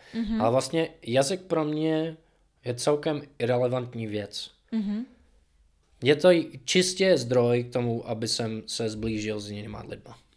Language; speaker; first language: Czech; non-native, fluent; English